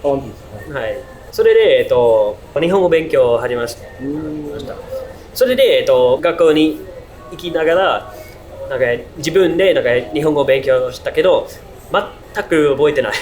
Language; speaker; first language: Japanese; non-native, learner; English